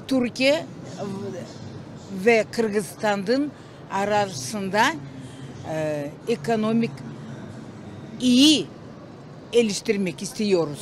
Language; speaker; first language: Turkish; non-native, learner; Kyrgyz